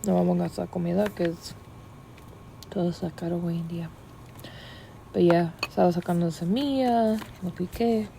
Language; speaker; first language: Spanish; early bilingual, heritage; Spanish